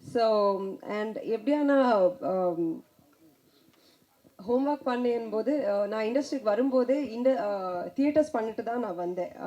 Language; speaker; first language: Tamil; non-native, fluent; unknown